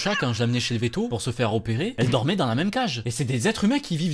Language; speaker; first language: French; native; French